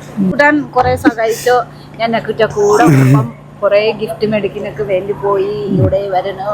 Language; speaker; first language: Malayalam; non-native, learner; Nepali